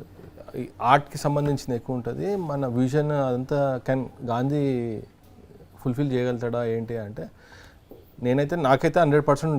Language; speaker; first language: Telugu; native; Telugu